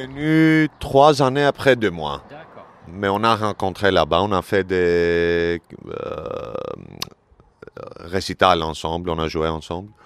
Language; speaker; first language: French; non-native, learner; Greek